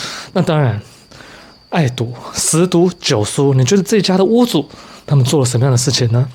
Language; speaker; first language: Chinese; native; Chinese